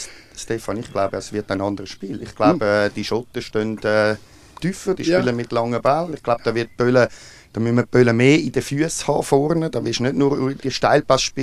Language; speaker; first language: German; native; German